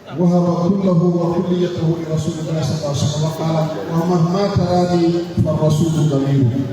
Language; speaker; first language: Arabic; non-native, fluent; Wolof